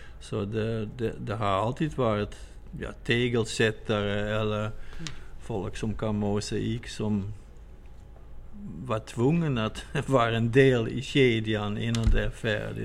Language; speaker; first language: Swedish; non-native, fluent; Dutch